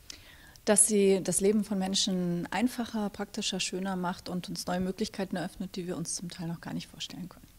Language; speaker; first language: German; native; German